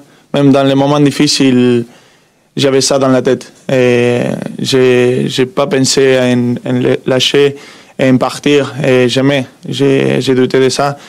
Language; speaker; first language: French; non-native, fluent; Spanish